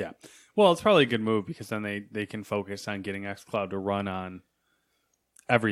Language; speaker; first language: English; native; English